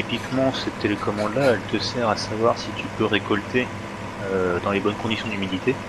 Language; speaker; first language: French; native; French